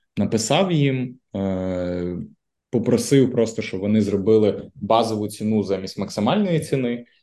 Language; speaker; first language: Ukrainian; native; Ukrainian